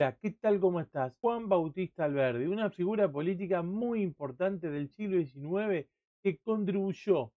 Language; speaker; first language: Spanish; native; Spanish